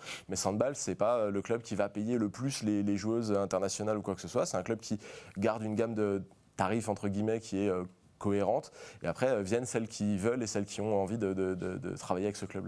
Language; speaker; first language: French; native; French